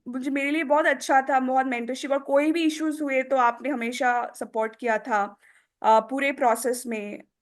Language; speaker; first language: Hindi; non-native, local second language; Assamese